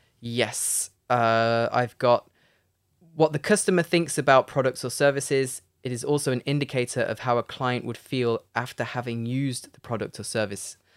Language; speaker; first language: English; native; English